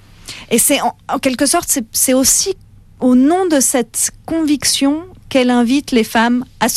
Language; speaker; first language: French; native; French